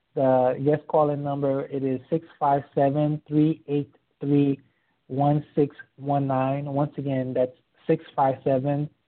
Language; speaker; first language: English; early bilingual, other home language; Haitian Creole